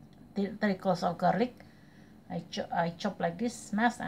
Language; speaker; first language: English; non-native, learner; Indonesian